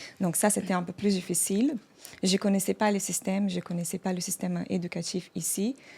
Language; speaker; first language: French; non-native, fluent; Portuguese